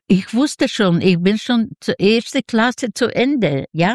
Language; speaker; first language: German; non-native, learner; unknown